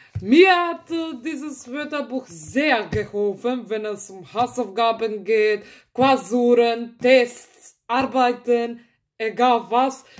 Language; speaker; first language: German; early bilingual, other home language; Macedonian